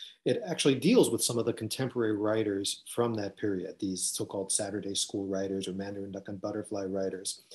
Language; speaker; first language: English; native; English